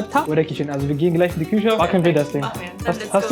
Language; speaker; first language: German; early bilingual, other home language; Amharic